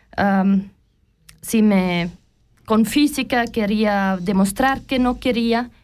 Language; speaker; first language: Spanish; non-native, learner; German